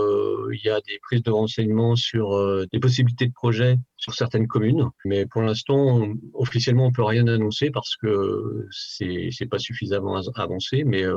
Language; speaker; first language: French; native; French